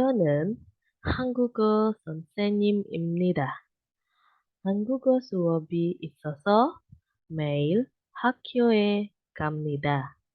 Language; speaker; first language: Korean; non-native, fluent; Indonesian